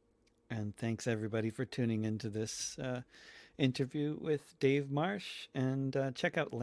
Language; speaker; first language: English; native; English